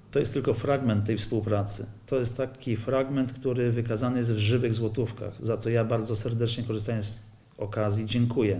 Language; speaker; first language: Polish; native; Polish